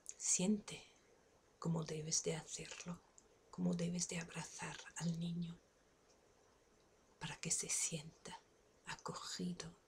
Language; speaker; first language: Spanish; non-native, fluent; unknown